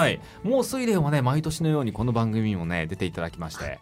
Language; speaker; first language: Japanese; native; Japanese